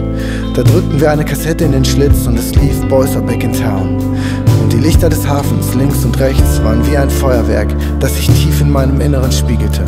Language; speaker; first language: German; native; German